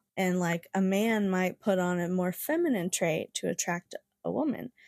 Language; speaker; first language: English; native; English